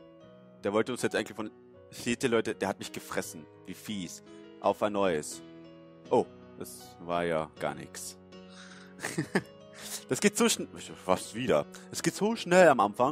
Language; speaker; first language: German; native; German